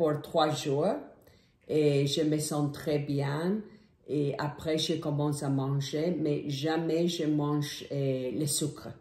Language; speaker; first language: French; non-native, learner; English